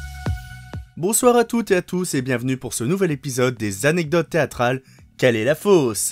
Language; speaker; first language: French; native; French